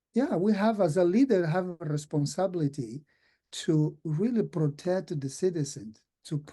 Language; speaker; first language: English; non-native, fluent; Portuguese